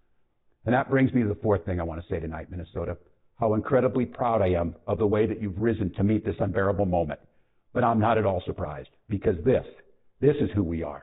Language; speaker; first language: English; native; English